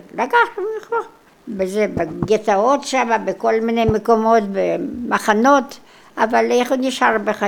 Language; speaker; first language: Hebrew; non-native, local second language; Polish